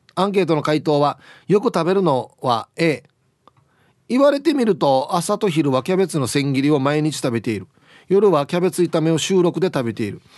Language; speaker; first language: Japanese; native; Japanese